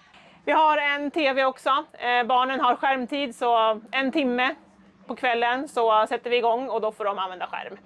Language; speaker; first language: Swedish; native; Swedish